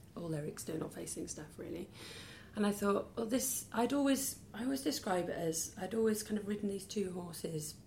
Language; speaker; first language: English; native; English